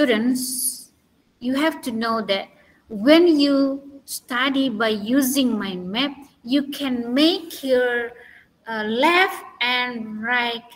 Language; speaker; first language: English; non-native, learner; Indonesian